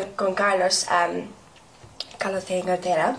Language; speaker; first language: Spanish; non-native, learner; English